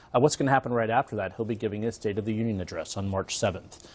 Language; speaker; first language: English; native; English